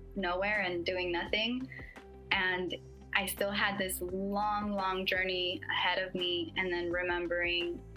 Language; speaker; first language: English; native; English